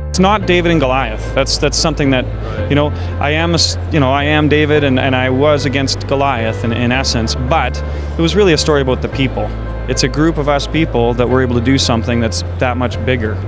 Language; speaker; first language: English; native; English